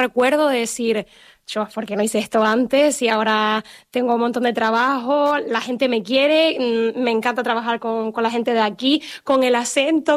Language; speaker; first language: Spanish; native; Spanish